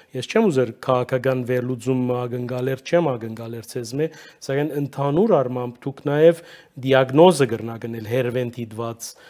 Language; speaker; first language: Armenian; early bilingual, heritage; Armenian